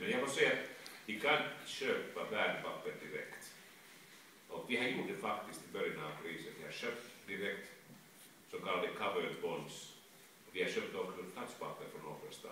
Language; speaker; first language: Swedish; non-native, local second language; Finnish